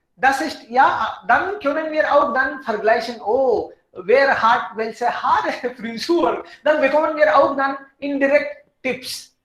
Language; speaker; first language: German; non-native, fluent; Hindi